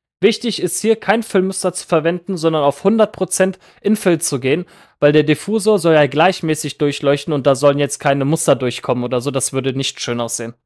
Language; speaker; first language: German; native; German